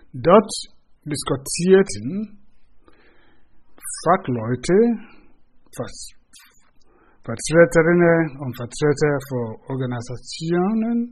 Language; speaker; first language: German; non-native, fluent; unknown